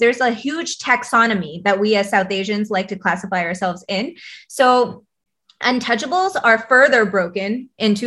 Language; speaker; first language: English; native; English